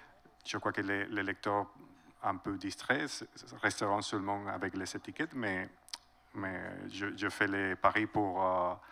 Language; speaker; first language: French; non-native, fluent; Spanish